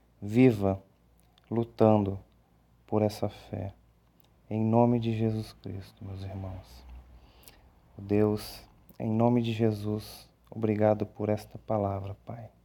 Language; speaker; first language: Portuguese; native; Portuguese